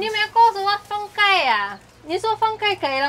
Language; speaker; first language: Chinese; non-native, fluent; Indonesian